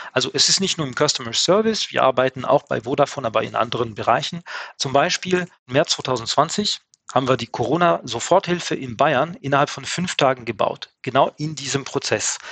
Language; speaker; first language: German; non-native, fluent; French